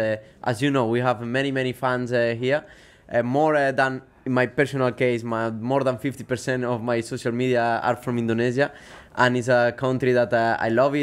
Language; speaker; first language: English; non-native, fluent; Spanish